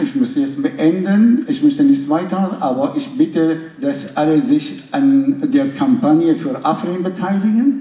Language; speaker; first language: German; non-native, fluent; Kurdish